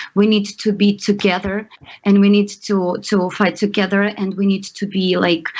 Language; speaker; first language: English; non-native, learner; Ukrainian